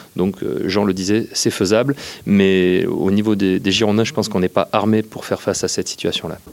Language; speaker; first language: French; native; French